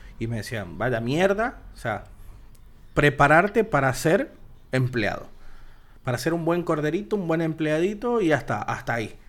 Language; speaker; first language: Spanish; native; Spanish